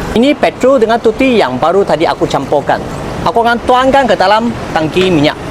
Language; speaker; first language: Malay; native; Malay